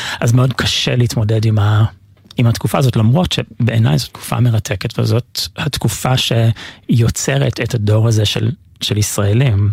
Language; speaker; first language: Hebrew; non-native, fluent; English